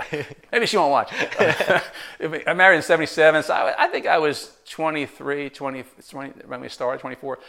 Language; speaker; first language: English; native; English